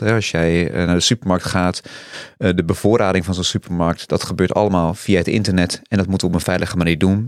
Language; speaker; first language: Dutch; native; Dutch